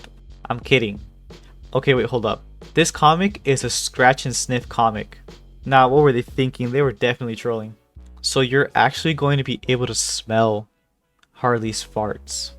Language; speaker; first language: English; native; English